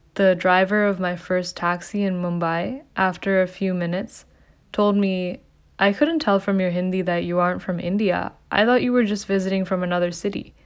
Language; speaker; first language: English; early bilingual, other home language; Hindi